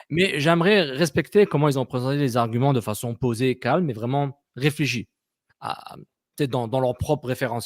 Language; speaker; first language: French; native; French